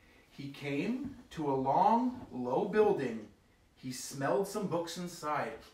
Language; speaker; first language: English; native; English